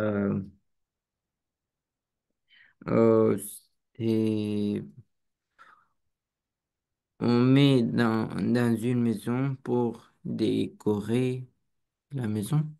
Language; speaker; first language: French; non-native, learner; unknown